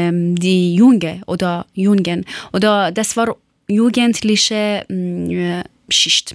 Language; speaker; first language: German; non-native, learner; Persian